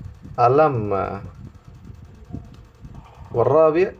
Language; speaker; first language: Arabic; non-native, fluent; Indonesian